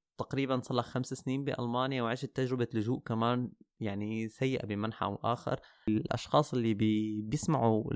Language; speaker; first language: Arabic; native; Arabic